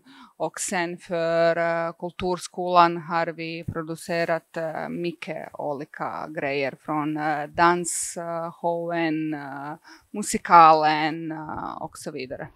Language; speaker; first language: Swedish; non-native, fluent; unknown